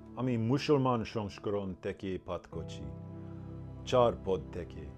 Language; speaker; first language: Bangla; non-native, learner; English